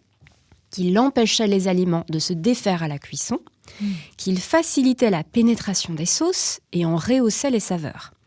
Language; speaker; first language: French; native; French